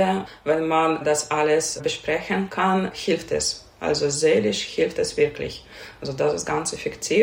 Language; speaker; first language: German; non-native, learner; Ukrainian